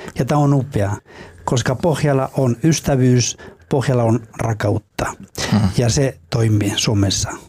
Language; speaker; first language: Finnish; non-native, fluent; Spanish